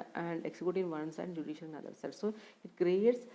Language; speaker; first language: English; non-native, local second language; Malayalam